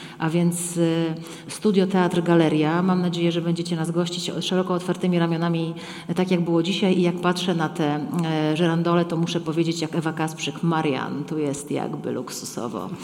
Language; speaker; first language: Polish; native; Polish